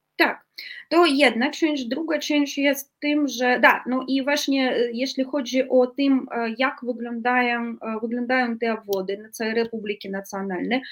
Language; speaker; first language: Polish; non-native, fluent; Russian